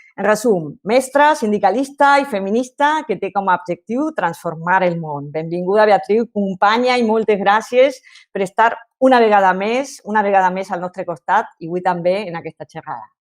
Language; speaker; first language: Catalan; non-native, local second language; Spanish